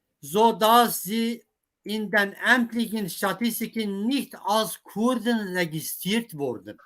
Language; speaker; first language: German; non-native, fluent; Kurdish